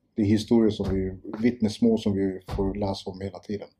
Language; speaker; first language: Swedish; early bilingual, other home language; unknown